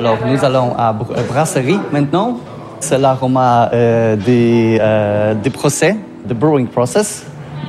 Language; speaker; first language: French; non-native, learner; Polish